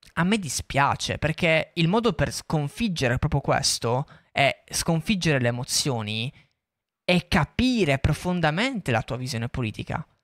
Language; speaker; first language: Italian; native; Italian